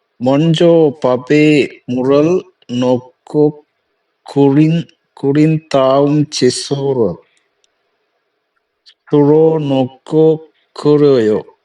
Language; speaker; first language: Korean; non-native, learner; Sinhala